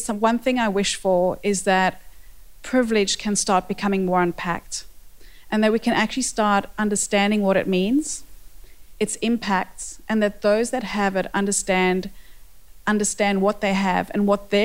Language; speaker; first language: English; native; English